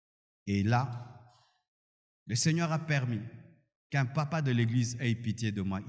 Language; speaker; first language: French; non-native, local second language; Lingala